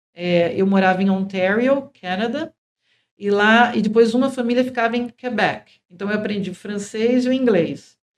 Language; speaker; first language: Portuguese; native; Portuguese